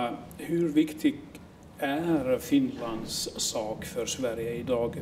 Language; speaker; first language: Swedish; non-native, local second language; Finnish